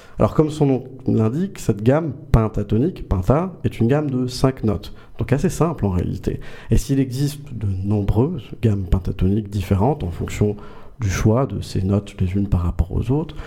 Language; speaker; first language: French; native; French